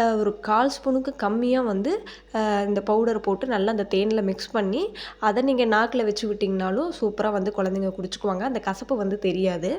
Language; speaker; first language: Tamil; native; Tamil